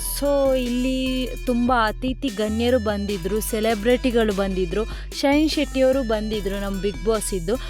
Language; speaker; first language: Kannada; non-native, local second language; Tulu